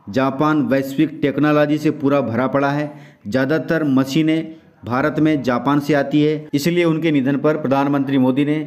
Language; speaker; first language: Hindi; native; Hindi